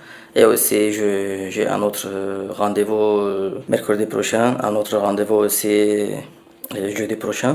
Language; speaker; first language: French; non-native, learner; Arabic